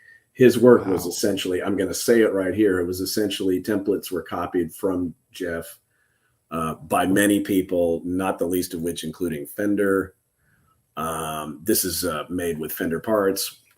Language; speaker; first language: English; native; English